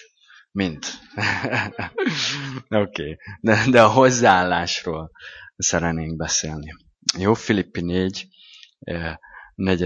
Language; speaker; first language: Hungarian; native; Hungarian